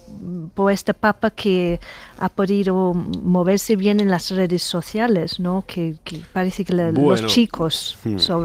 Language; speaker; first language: Spanish; non-native, fluent; English